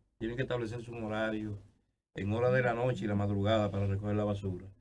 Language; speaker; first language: Spanish; native; Spanish